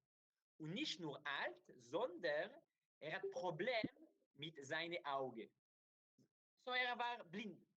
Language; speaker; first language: German; non-native, learner; Hebrew